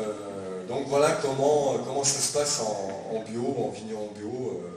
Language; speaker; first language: French; native; French